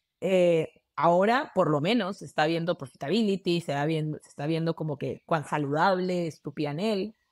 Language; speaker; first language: Spanish; native; Spanish